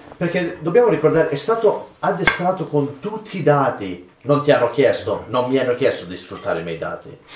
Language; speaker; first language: Italian; non-native, fluent; English